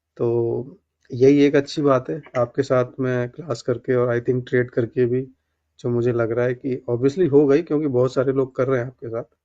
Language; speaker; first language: Hindi; native; Hindi